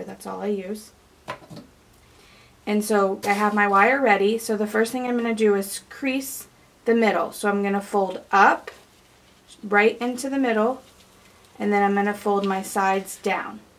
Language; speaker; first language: English; native; English